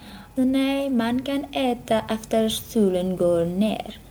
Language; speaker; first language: Swedish; non-native, learner; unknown